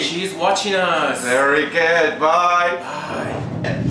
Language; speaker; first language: English; non-native, fluent; Turkish